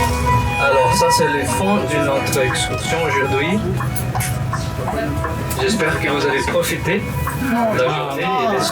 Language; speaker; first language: French; non-native, learner; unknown